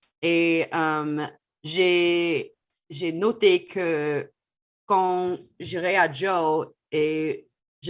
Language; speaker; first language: French; non-native, fluent; English